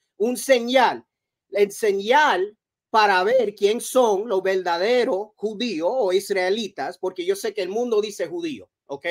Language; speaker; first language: Spanish; early bilingual, heritage; Spanish